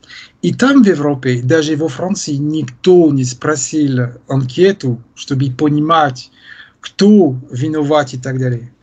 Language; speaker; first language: Russian; non-native, fluent; French